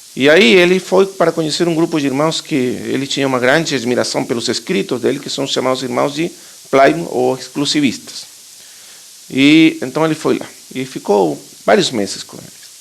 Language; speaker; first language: Portuguese; native; Portuguese